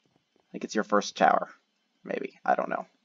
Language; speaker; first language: English; native; English